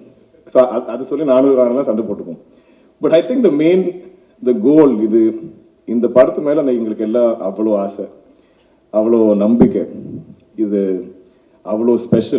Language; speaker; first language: Tamil; non-native, local second language; Malayalam